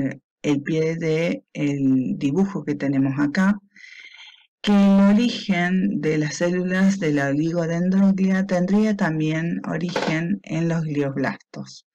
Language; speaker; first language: Spanish; native; Spanish